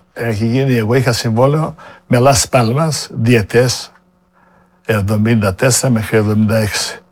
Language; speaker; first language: Greek; non-native, fluent; Serbian